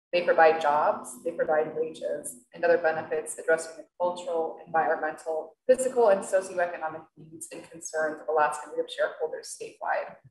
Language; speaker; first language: English; native; English